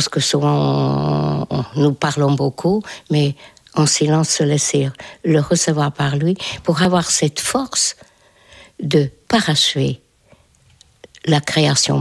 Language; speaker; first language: French; non-native, fluent; Hungarian